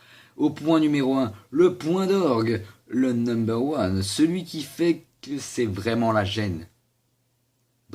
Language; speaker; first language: French; native; French